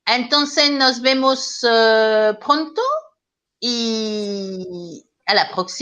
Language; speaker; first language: Spanish; non-native, learner; French